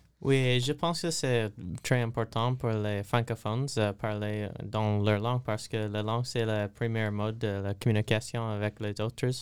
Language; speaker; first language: French; non-native, learner; English